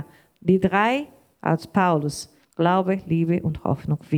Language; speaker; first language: German; non-native, learner; Portuguese